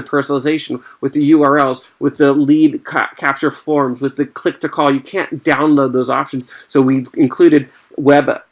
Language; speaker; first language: English; native; English